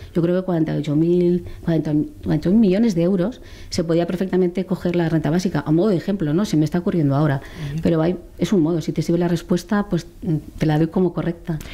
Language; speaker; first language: Spanish; native; Spanish